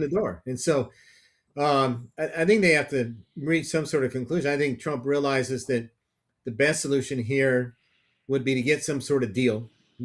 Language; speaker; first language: English; native; English